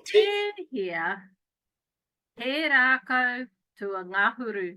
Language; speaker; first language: Māori; non-native, learner; English